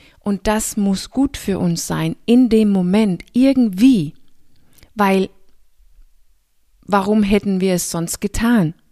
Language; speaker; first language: German; non-native, fluent; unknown